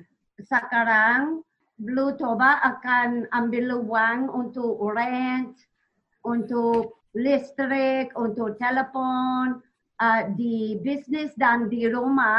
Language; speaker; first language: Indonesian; non-native, learner; English